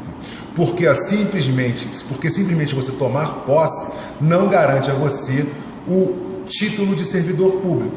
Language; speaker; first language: Portuguese; native; Portuguese